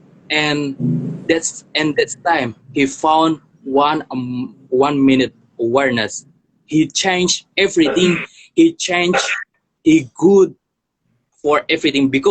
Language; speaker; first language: English; non-native, learner; Indonesian